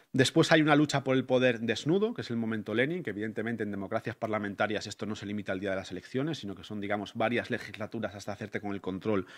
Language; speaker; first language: Spanish; native; Spanish